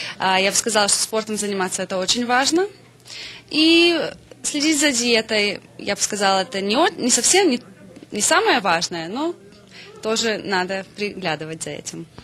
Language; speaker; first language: Russian; native; Russian